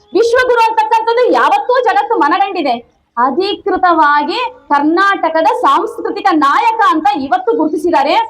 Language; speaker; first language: Kannada; non-native, local second language; Tamil